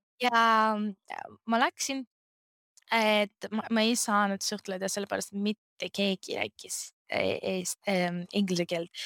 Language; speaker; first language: Estonian; non-native, learner; Greek